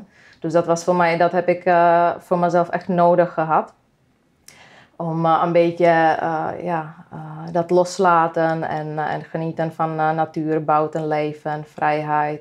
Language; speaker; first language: Dutch; non-native, fluent; Czech